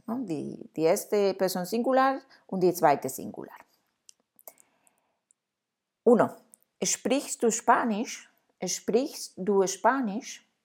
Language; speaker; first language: German; non-native, fluent; Spanish